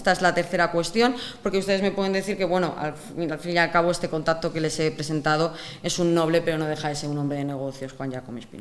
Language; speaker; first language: Spanish; native; Spanish